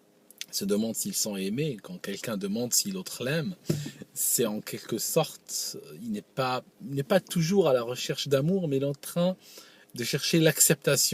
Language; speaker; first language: French; non-native, local second language; Arabic